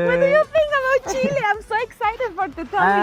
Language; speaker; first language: English; non-native, learner; Spanish